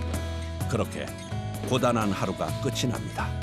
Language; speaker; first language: Korean; native; Korean